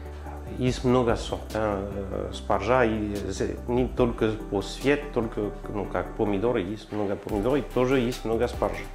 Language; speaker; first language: Russian; non-native, learner; French